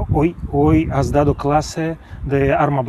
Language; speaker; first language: Spanish; non-native, fluent; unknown